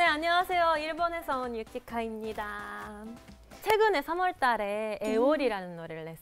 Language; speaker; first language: Korean; non-native, fluent; Japanese